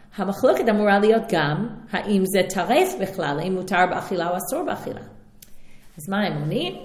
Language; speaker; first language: Hebrew; non-native, fluent; English